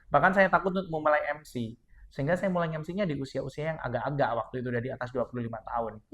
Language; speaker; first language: Indonesian; non-native, local second language; Madurese